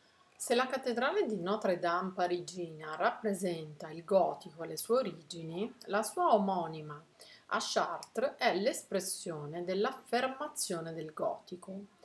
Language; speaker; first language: Italian; native; Italian